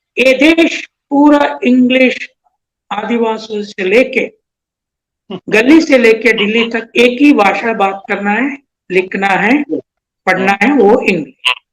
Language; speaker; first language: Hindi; non-native, local second language; Telugu